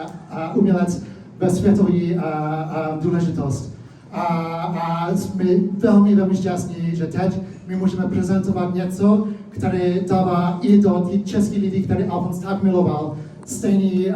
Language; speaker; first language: Czech; early bilingual, heritage; English